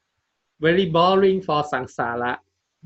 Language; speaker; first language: English; non-native, learner; Thai